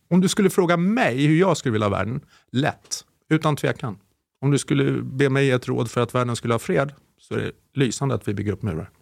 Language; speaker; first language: Swedish; native; Swedish